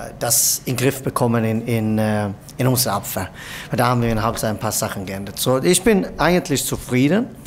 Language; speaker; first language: German; non-native, fluent; Croatian